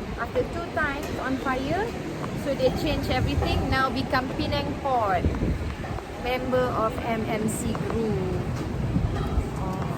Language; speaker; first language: English; non-native, local second language; Malay